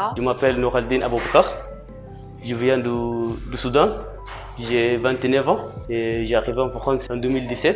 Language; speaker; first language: French; non-native, learner; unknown